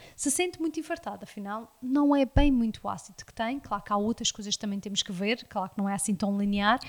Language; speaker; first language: Portuguese; early bilingual, heritage; Portuguese